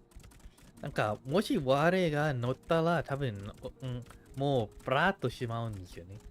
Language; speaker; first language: Japanese; non-native, fluent; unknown